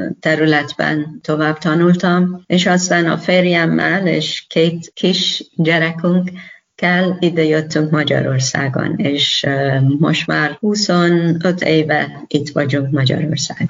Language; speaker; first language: Hungarian; non-native, learner; Persian